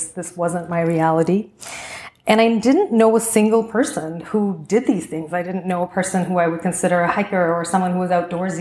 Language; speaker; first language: English; native; English